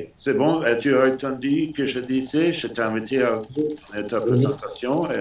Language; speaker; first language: French; non-native, fluent; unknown